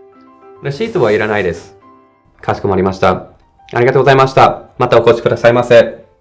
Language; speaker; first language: Japanese; non-native, fluent; English